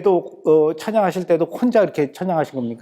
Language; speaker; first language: Korean; native; Korean